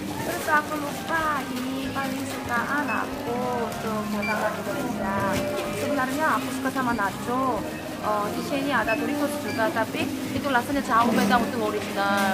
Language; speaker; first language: Indonesian; non-native, fluent; Korean